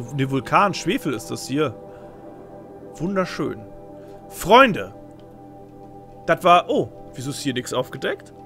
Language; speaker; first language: German; native; German